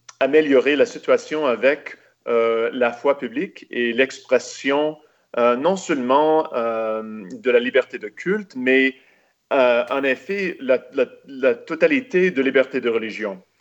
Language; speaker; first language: French; non-native, local second language; English